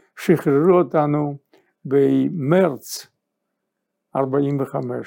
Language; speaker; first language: Hebrew; non-native, fluent; Yiddish